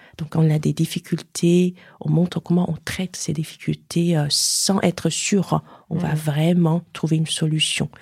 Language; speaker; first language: French; non-native, fluent; Chinese